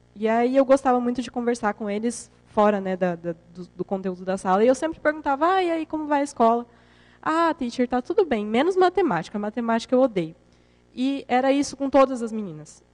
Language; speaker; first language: Portuguese; native; Portuguese